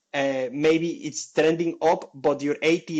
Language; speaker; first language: English; non-native, fluent; Spanish